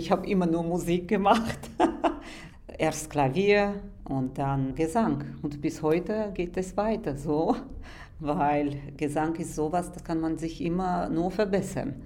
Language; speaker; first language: German; non-native, fluent; Armenian